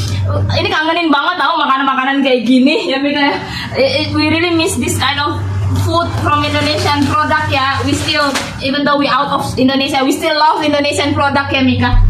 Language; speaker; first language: English; non-native, learner; Indonesian